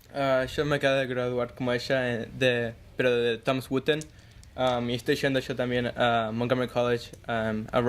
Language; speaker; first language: Spanish; early bilingual, heritage; Spanish